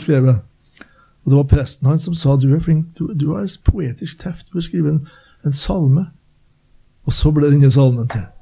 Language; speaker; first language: Norwegian; native; Norwegian